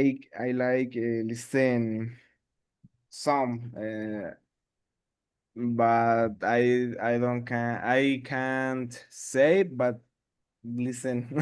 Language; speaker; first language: English; non-native, learner; Spanish